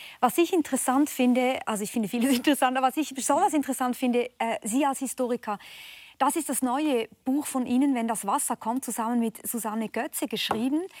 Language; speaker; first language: German; native; German